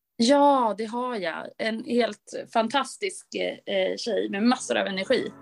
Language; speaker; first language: Swedish; native; Swedish